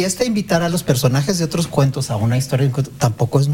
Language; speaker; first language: Spanish; native; Spanish